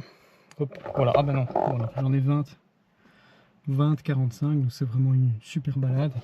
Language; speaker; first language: French; native; French